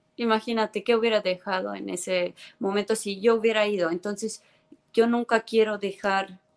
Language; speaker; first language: Spanish; non-native, fluent; Estonian